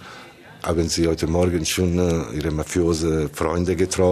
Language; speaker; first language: German; non-native, fluent; Italian